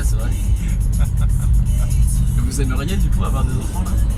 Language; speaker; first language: French; native; French